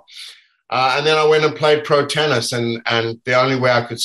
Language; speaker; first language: English; native; English